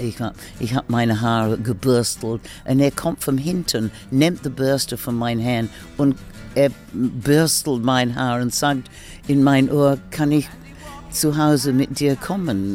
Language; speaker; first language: German; non-native, learner; English